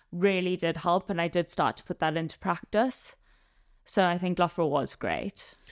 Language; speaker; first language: English; native; English